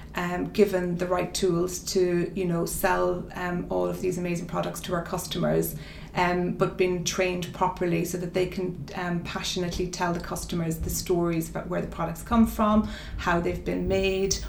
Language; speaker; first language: English; native; English